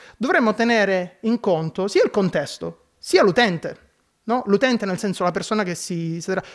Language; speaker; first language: Italian; native; Italian